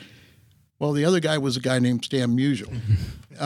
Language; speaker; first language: English; native; English